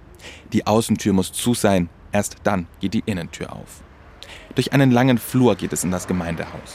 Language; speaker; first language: German; native; German